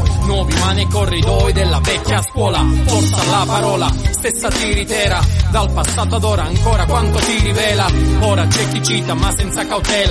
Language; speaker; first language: Italian; native; Italian